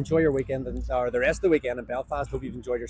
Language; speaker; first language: English; native; English